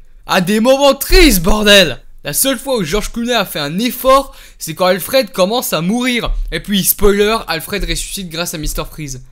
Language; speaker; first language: French; native; French